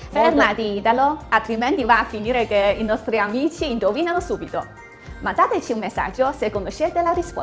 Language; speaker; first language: Italian; non-native, fluent; Chinese